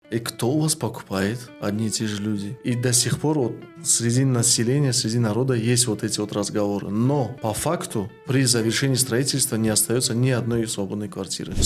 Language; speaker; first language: Russian; non-native, local second language; Tajik